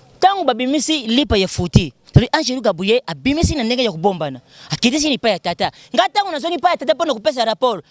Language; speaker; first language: Lingala; non-native, local second language; Kituba (Democratic Republic of Congo)